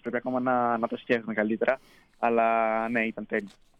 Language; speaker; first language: Greek; early bilingual, heritage; Greek